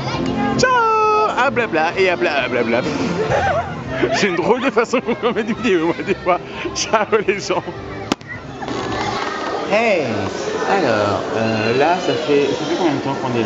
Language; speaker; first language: French; native; French